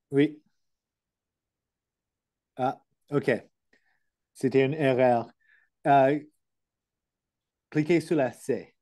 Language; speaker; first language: French; non-native, learner; English